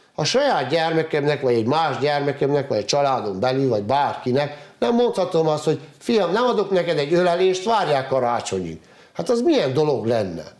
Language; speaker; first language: Hungarian; native; Hungarian